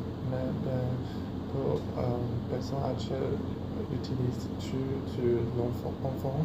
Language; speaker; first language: French; non-native, learner; Chinese